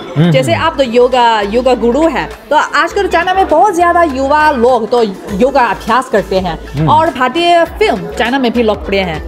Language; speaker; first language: Hindi; non-native, fluent; Chinese